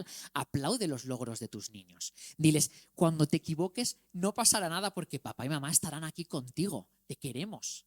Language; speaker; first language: Spanish; native; Spanish